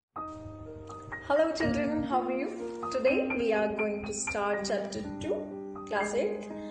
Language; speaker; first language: English; non-native, local second language; Punjabi